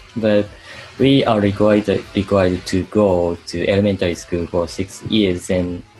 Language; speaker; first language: English; non-native, learner; Japanese